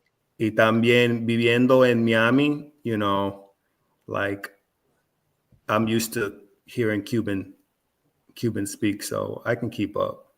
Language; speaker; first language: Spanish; non-native, fluent; English